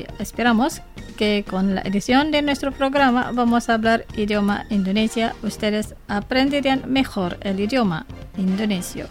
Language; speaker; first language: Spanish; non-native, fluent; Indonesian